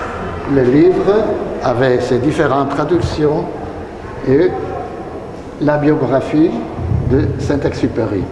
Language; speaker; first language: French; non-native, learner; Spanish